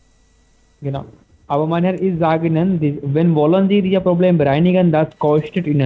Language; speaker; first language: German; non-native, learner; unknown